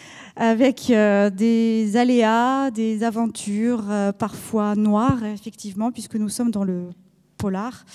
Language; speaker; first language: French; native; French